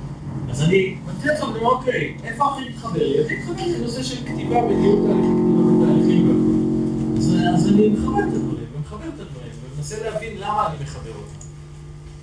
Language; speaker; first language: Hebrew; native; Hebrew